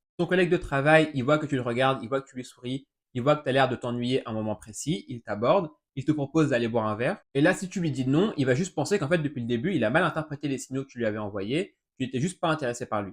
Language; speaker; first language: French; native; French